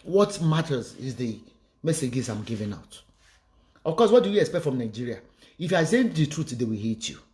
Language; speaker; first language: English; non-native, local second language; Yoruba